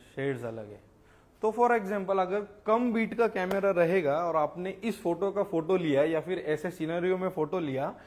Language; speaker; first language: Hindi; non-native, local second language; Marathi